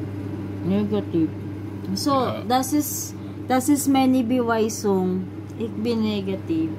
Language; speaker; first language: German; non-native, learner; Filipino